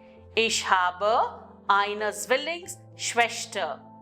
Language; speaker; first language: German; non-native, fluent; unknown